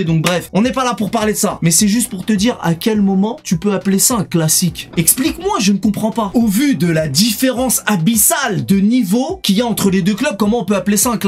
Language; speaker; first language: French; native; French